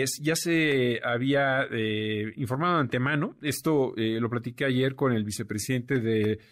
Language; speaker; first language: Spanish; native; Spanish